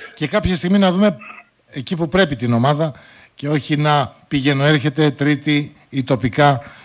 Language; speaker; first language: Greek; native; Greek